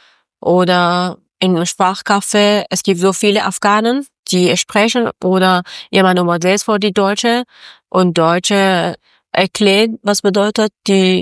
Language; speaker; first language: German; non-native, learner; Persian